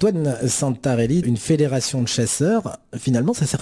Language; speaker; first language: French; native; French